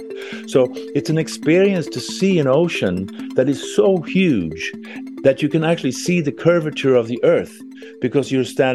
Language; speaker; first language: English; non-native, fluent; Swedish